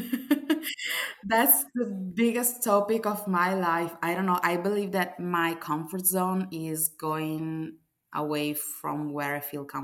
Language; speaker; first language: English; non-native, fluent; Italian